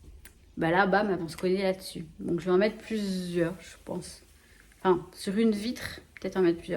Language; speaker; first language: French; native; French